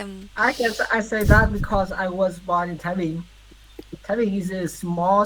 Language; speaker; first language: English; non-native, learner; Vietnamese